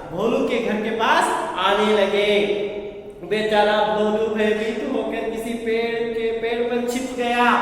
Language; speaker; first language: Hindi; non-native, local second language; Kannada